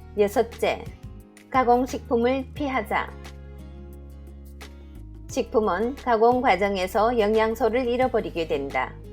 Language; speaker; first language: Korean; native; Korean